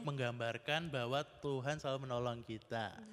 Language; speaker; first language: Indonesian; native; Indonesian